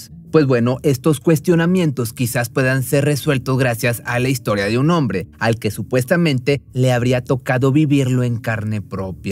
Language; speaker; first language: Spanish; native; Spanish